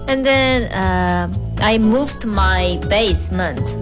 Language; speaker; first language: English; non-native, learner; Korean